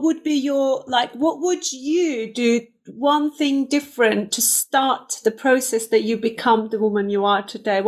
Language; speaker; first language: English; non-native, fluent; Turkish